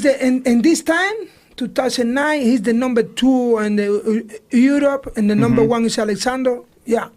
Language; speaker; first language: English; non-native, learner; Spanish